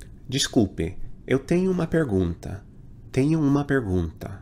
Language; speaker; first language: Portuguese; non-native, fluent; English